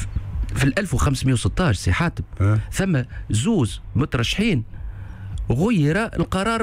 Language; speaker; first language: Arabic; native; Arabic